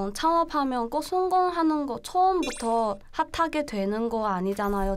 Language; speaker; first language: Korean; non-native, learner; Chinese